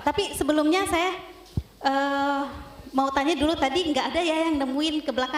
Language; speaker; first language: Indonesian; native; Indonesian